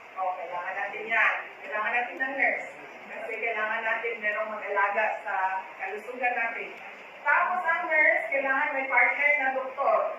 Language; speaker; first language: Filipino; non-native, local second language; Bikol